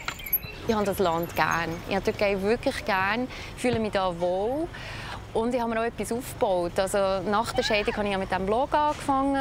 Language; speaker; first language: German; native; German